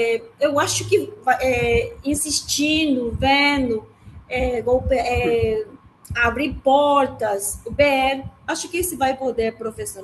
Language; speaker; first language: Portuguese; non-native, learner; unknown